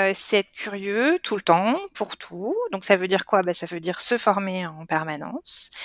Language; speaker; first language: French; native; French